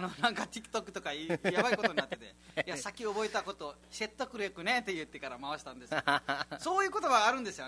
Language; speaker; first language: Japanese; non-native, fluent; Nepali